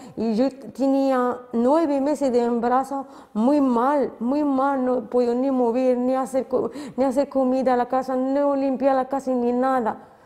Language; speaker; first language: Spanish; non-native, learner; Arabic